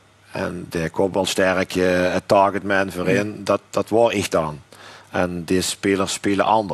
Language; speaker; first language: Dutch; native; Dutch